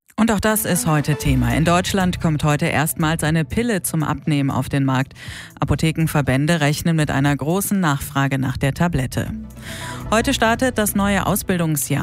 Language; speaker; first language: German; native; German